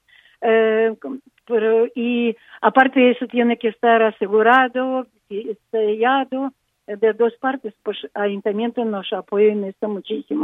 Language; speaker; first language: Spanish; non-native, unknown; Ukrainian